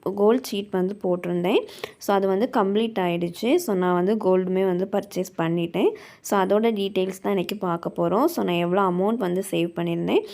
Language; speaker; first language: Tamil; native; Tamil